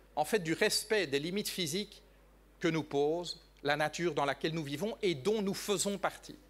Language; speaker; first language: French; native; French